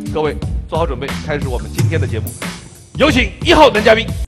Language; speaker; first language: Chinese; native; Chinese